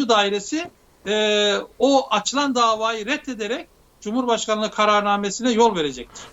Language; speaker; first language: Turkish; native; Turkish